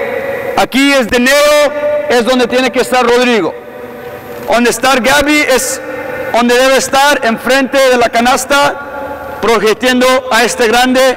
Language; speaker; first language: Spanish; early bilingual, heritage; English